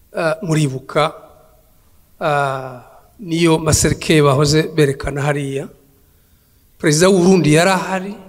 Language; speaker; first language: Kinyarwanda; native; Kinyarwanda